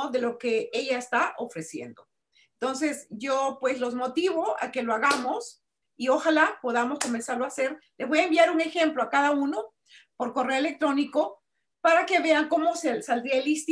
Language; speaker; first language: Spanish; native; Spanish